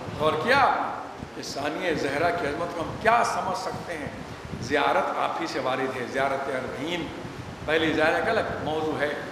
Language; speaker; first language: Urdu; native; Urdu